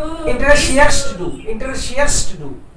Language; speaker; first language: German; non-native, fluent; Hindi